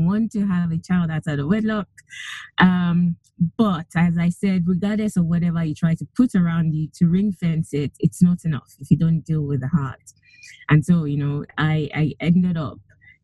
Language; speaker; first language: English; non-native, local second language; Yoruba